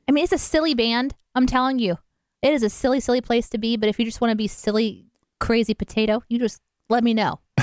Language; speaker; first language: English; native; English